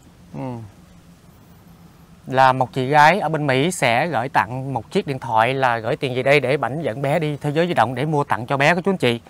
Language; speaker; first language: Vietnamese; native; Vietnamese